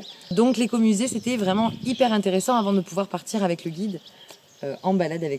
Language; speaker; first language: French; native; French